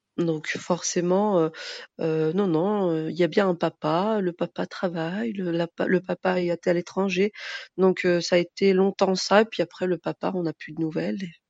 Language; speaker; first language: French; early bilingual, other home language; Arabic